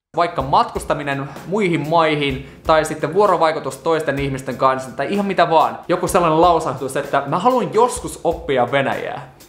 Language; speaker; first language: Finnish; non-native, fluent; Russian